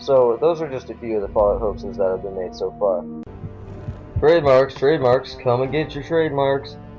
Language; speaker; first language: English; native; English